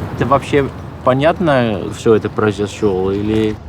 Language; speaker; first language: Russian; non-native, fluent; Dutch